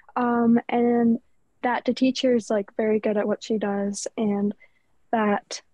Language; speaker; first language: English; native; English